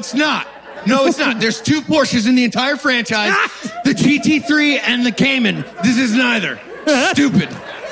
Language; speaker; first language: English; native; English